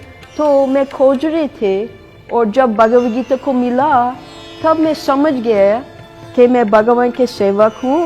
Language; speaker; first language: Hindi; non-native, fluent; English